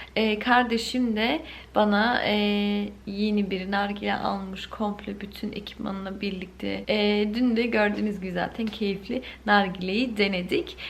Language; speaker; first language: Turkish; early bilingual, heritage; Turkish